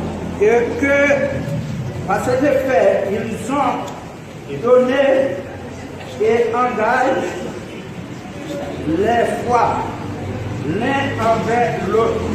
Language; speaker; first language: French; non-native, local second language; Haitian Creole